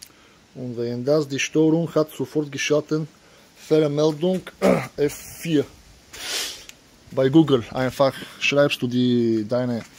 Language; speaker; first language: German; non-native, learner; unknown